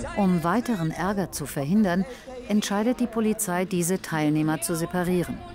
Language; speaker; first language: German; native; German